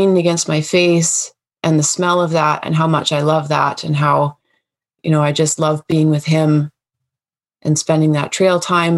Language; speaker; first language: English; native; English